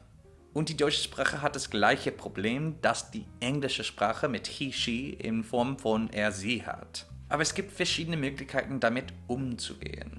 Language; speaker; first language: German; non-native, fluent; English